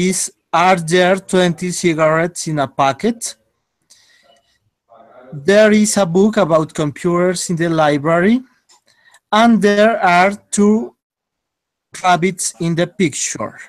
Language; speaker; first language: English; non-native, learner; Spanish